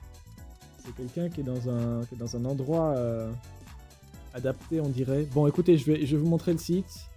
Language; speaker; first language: French; native; French